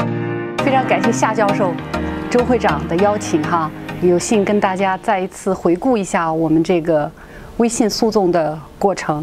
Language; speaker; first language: Chinese; native; Chinese